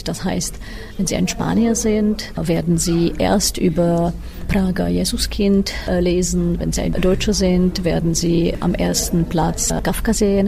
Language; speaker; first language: German; non-native, fluent; Czech